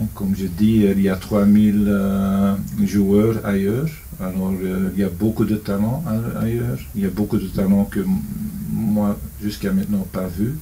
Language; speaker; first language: French; non-native, local second language; Dutch